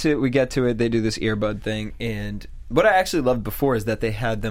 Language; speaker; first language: English; native; English